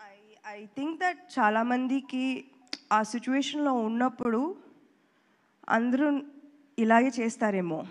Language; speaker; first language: Telugu; non-native, fluent; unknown